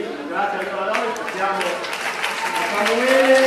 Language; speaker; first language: Italian; native; Italian